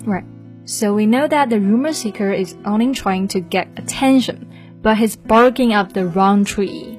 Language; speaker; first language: English; non-native, fluent; Chinese